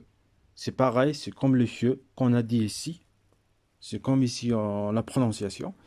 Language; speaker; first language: French; non-native, local second language; Berber languages